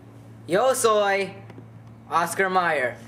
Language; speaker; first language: Spanish; non-native, learner; English